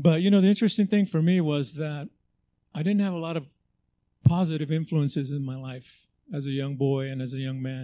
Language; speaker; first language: English; native; English